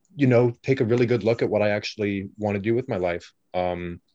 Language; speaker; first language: English; native; English